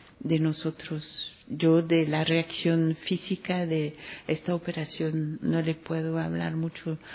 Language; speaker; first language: Spanish; non-native, fluent; French